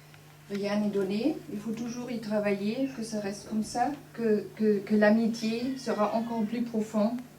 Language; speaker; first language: French; non-native, fluent; German